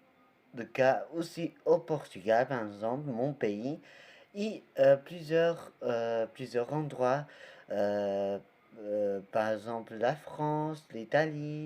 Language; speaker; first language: French; non-native, learner; Portuguese